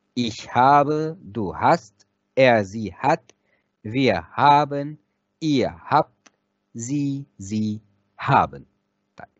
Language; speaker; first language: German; non-native, fluent; Arabic